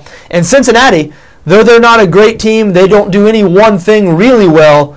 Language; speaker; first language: English; native; English